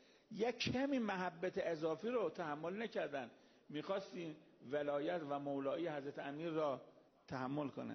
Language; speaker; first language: Persian; native; Persian